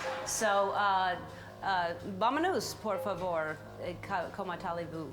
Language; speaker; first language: Spanish; non-native, learner; English